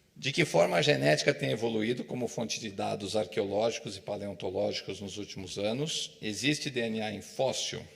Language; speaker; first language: Portuguese; native; Portuguese